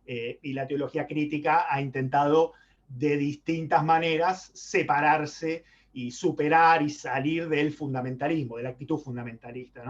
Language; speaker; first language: Spanish; native; Spanish